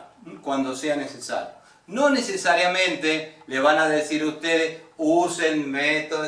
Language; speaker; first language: Spanish; native; Spanish